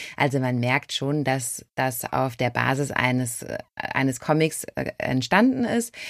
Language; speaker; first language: German; native; German